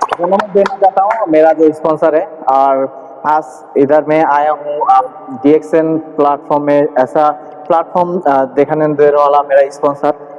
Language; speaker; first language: Hindi; non-native, learner; Bangla